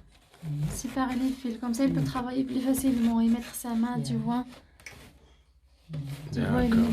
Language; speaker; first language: French; non-native, local second language; Arabic